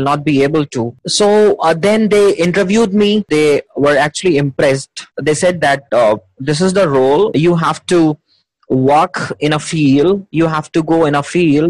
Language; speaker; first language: English; non-native, local second language; Hindi